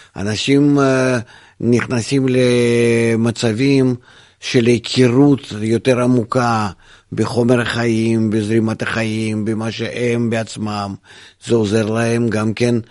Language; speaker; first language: Hebrew; non-native, fluent; Russian